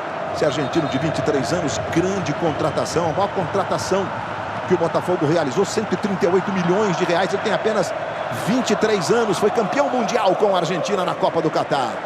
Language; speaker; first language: Portuguese; native; Portuguese